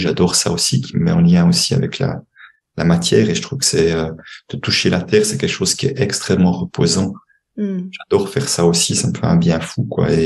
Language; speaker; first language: French; native; French